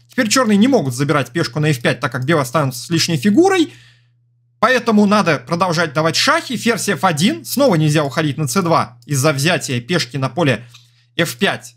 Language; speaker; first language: Russian; native; Russian